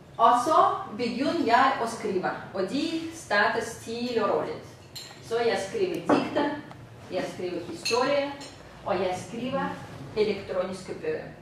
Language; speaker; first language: Danish; non-native, fluent; Russian